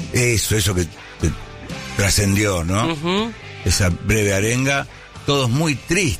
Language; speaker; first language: Spanish; native; Spanish